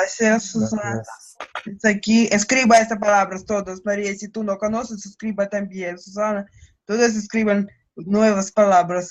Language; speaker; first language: Spanish; non-native, learner; Russian